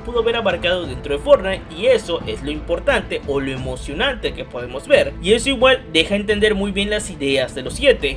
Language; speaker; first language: Spanish; native; Spanish